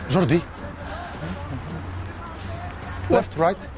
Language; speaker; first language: English; non-native, learner; Polish